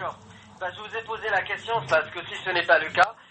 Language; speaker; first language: French; native; French